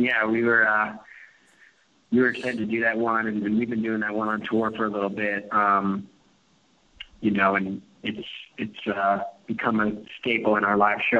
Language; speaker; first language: English; native; English